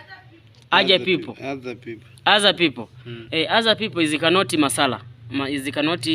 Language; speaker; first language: English; non-native, learner; Swahili